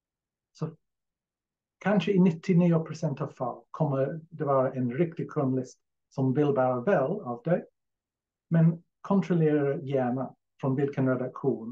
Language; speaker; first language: Swedish; non-native, fluent; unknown